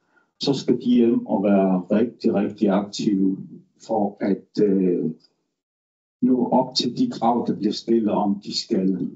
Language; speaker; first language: Danish; non-native, local second language; Kalaallisut